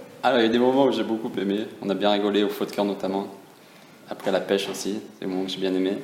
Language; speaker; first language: French; native; French